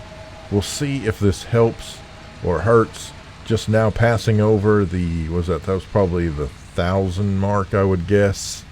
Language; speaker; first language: English; native; English